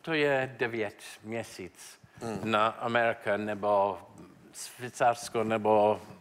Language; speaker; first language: Czech; non-native, learner; English